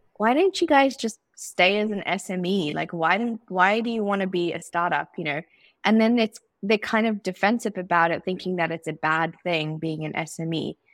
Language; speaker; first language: English; native; English